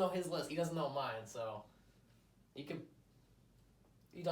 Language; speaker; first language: English; native; English